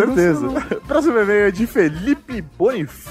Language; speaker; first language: Portuguese; native; Portuguese